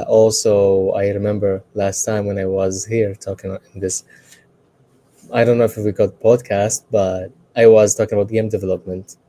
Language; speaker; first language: English; non-native, fluent; Arabic